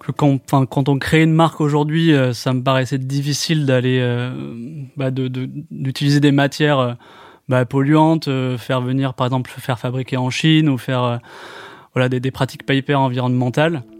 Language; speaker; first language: French; native; French